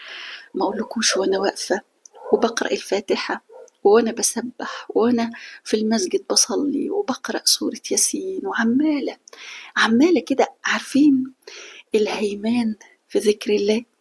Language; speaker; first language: Arabic; native; Arabic